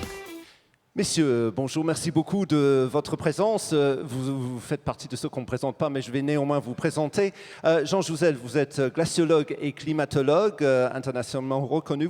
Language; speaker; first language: French; native; French